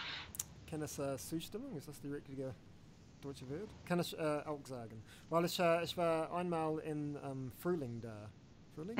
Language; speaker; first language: German; non-native, learner; English